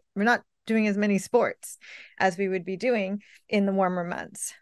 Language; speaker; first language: English; native; English